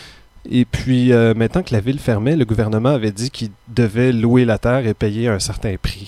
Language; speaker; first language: French; native; French